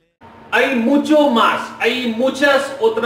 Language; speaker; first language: Spanish; non-native, fluent; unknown